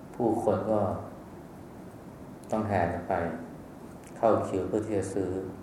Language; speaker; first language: Thai; native; Thai